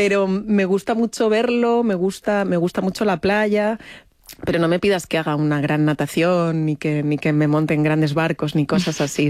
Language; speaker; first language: Spanish; native; Spanish